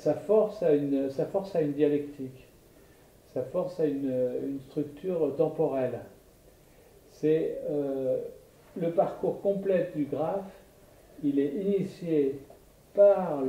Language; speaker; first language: French; native; French